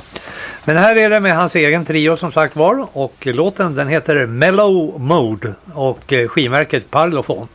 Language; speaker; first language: Swedish; native; Swedish